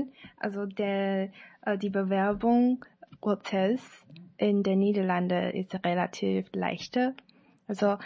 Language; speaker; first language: German; non-native, learner; Chinese